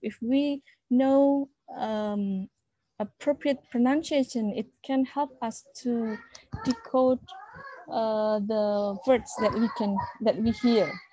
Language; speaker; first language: English; non-native, fluent; Indonesian